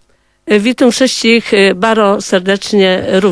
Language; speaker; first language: Polish; non-native, local second language; Kashubian